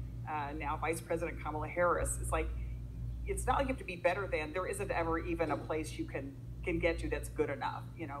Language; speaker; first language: English; native; English